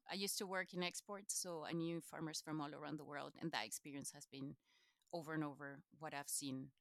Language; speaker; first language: English; non-native, fluent; Spanish